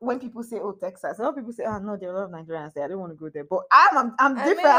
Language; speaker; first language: English; non-native, local second language; Yoruba